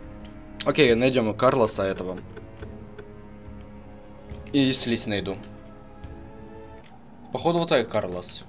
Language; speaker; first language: Russian; native; Russian